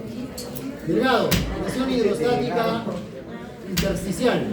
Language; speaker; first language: Spanish; native; Spanish